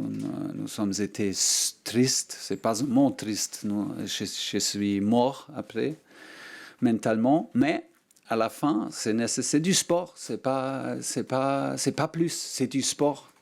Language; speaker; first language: French; non-native, learner; German